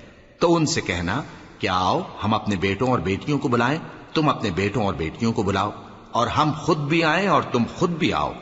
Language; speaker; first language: Urdu; native; Urdu